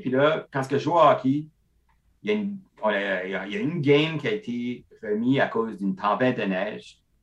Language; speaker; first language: French; non-native, local second language; English